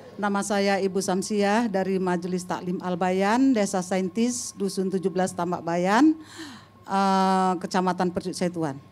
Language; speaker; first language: Indonesian; native; Indonesian